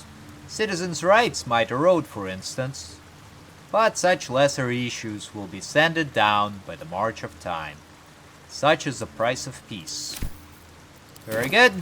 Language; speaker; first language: English; native; English